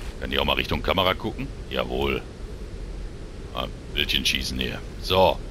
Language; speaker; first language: German; native; German